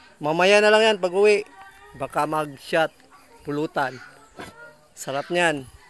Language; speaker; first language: Filipino; non-native, local second language; Cebuano